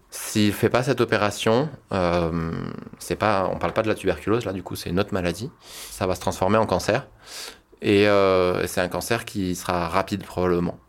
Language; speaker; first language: French; native; French